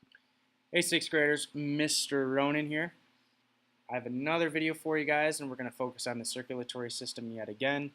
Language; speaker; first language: English; native; English